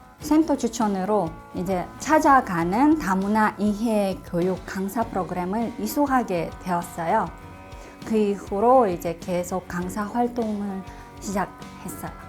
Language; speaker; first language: Korean; non-native, fluent; Russian